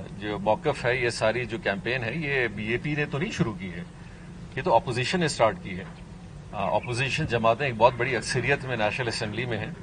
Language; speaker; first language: Urdu; non-native, local second language; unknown